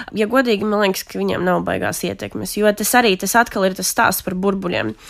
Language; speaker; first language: Latvian; non-native, local second language; Russian